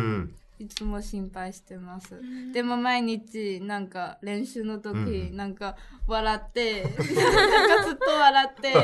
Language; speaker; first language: Japanese; non-native, learner; Chinese